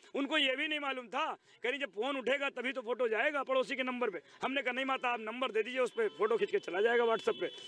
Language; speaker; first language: Hindi; native; Hindi